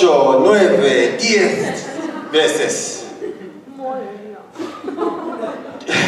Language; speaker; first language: Spanish; non-native, learner; English